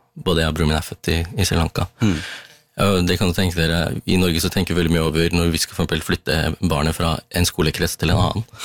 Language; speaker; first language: Norwegian; early bilingual, other home language; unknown